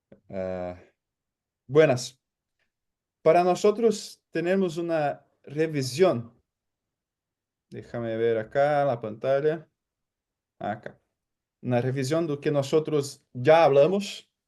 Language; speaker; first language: Spanish; non-native, fluent; Portuguese